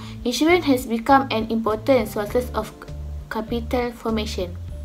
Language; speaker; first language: English; non-native, local second language; Malay